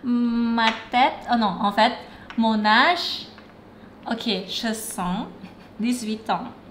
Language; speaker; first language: French; non-native, fluent; Thai